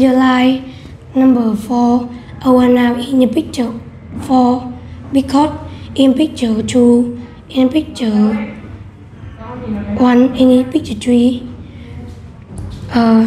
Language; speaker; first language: English; non-native, learner; Vietnamese